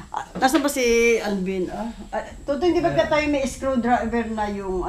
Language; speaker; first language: Filipino; native; Filipino